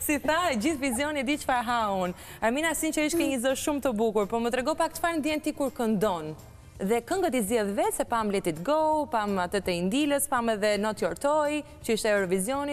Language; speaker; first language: Albanian; native; Albanian